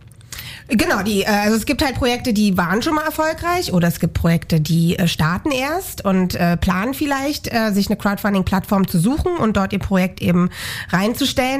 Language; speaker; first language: German; native; German